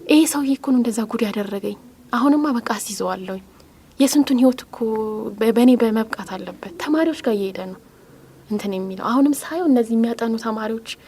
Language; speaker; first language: Amharic; native; Amharic